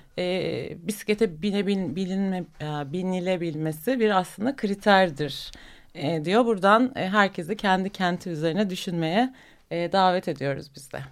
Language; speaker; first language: Turkish; native; Turkish